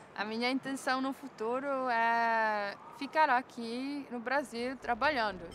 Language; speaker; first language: Portuguese; non-native, fluent; Czech